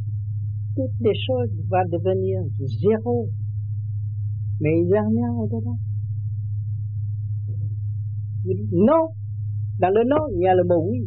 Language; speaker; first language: French; non-native, learner; Vietnamese